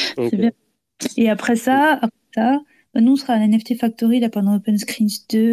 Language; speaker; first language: French; native; French